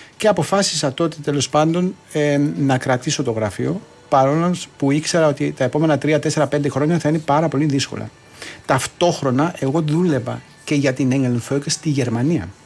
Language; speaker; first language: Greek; early bilingual, heritage; Greek